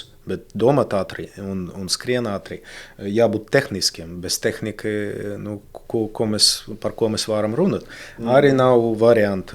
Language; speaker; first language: Latvian; non-native, local second language; Russian